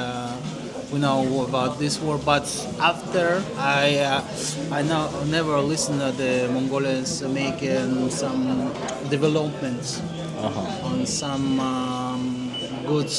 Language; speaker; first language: English; non-native, learner; Russian